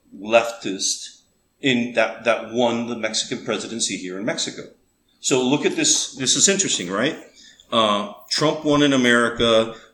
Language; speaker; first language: English; early bilingual, other home language; Spanish